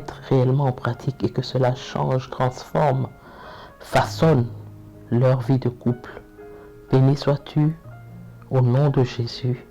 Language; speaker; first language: French; native; French